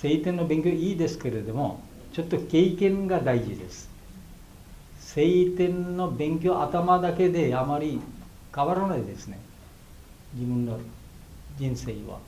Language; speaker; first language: Japanese; non-native, fluent; Bangla